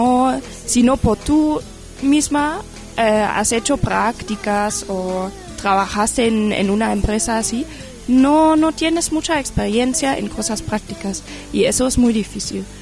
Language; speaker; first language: Spanish; non-native, fluent; German